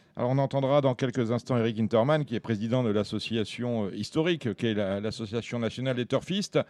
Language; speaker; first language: French; native; French